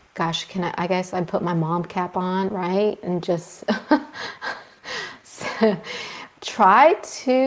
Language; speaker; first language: English; early bilingual, other home language; Spanish